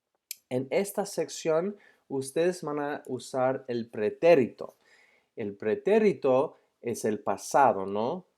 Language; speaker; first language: Spanish; non-native, fluent; English